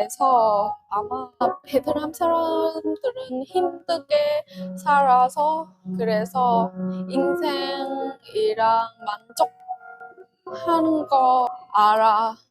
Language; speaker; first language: Korean; non-native, learner; Vietnamese